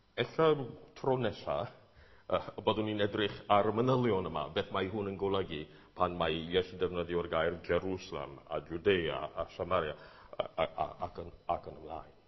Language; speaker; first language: Welsh; non-native, fluent; English